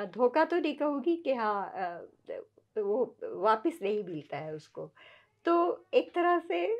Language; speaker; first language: Hindi; native; Hindi